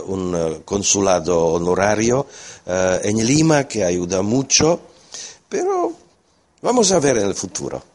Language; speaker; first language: Spanish; non-native, fluent; Slovak